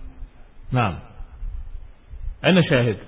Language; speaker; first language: Arabic; non-native, fluent; Indonesian